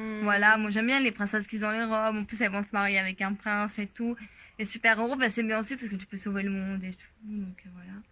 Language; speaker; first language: French; native; French